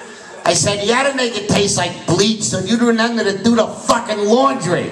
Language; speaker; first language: English; native; English